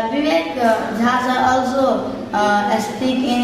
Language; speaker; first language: English; non-native, learner; Hindi